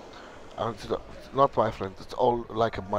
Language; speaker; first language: English; non-native, learner; Arabic